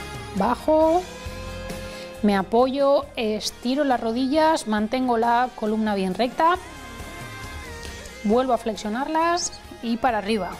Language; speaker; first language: Spanish; native; Spanish